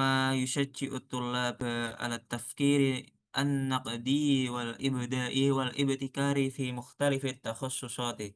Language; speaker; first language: Arabic; non-native, learner; Indonesian